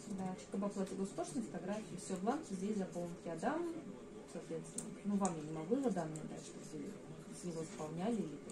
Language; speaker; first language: Russian; native; Russian